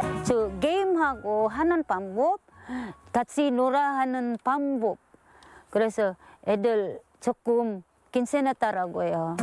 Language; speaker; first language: Korean; non-native, learner; Filipino